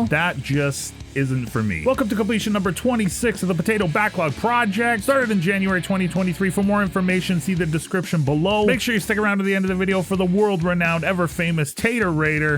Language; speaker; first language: English; native; English